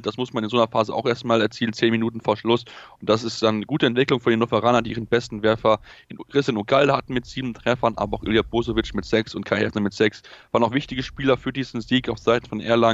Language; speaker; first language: German; native; German